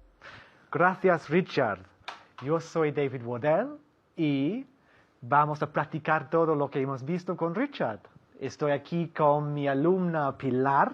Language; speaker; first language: Spanish; non-native, fluent; English